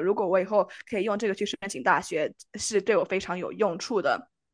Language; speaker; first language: Chinese; early bilingual, heritage; Chinese